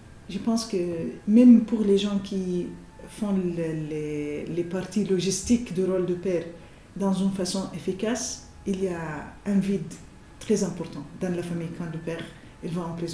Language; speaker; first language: French; non-native, fluent; Arabic